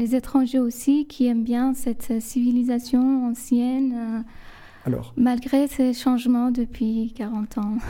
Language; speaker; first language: French; non-native, fluent; Persian